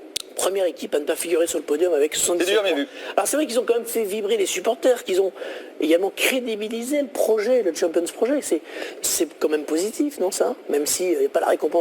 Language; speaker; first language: French; native; French